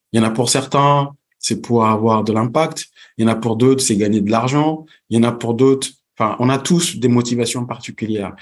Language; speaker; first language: French; early bilingual, other home language; Fula